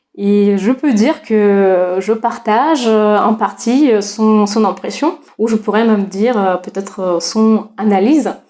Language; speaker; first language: French; non-native, fluent; Russian